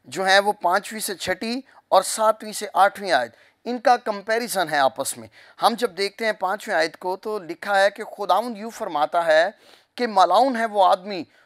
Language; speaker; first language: Urdu; non-native, local second language; Punjabi